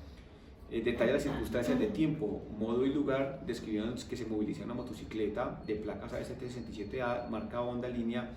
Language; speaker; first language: Spanish; native; Spanish